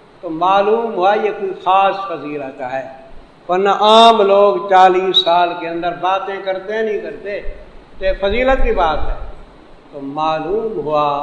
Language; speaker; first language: Urdu; non-native, local second language; Saraiki